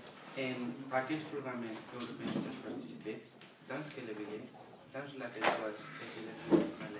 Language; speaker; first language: French; non-native, learner; Spanish